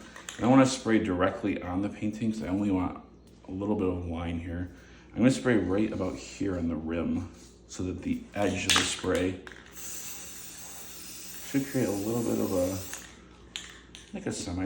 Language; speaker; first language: English; native; English